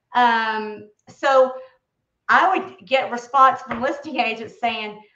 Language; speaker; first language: English; native; English